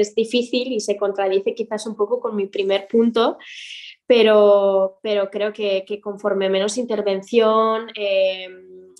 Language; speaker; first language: Spanish; native; Spanish